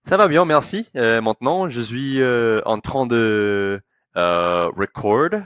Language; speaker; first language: French; non-native, learner; English